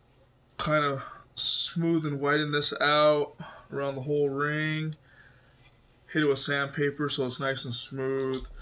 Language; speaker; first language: English; native; English